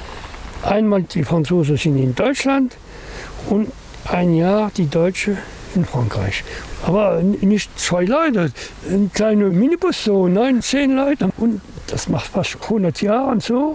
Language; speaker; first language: German; non-native, learner; French